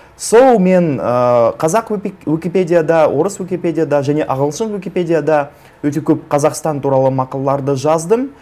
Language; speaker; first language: Kazakh; non-native, local second language; Russian